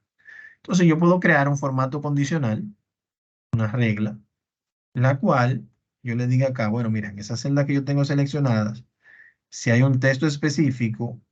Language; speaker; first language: Spanish; native; Spanish